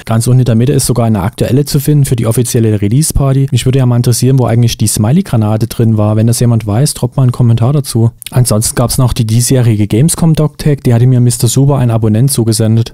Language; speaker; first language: German; native; German